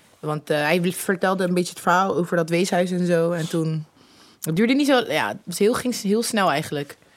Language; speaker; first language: Dutch; native; Dutch